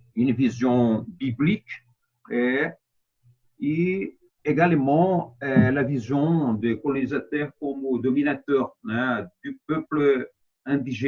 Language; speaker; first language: French; non-native, fluent; Portuguese